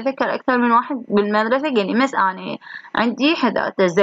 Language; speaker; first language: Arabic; native; Arabic